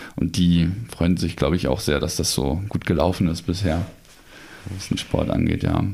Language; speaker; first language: German; native; German